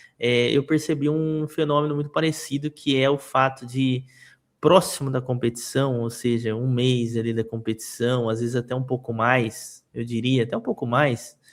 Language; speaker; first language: Portuguese; native; Portuguese